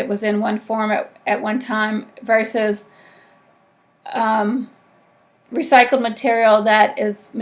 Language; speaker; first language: English; native; English